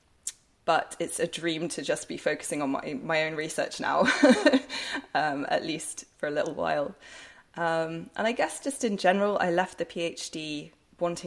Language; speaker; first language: English; native; English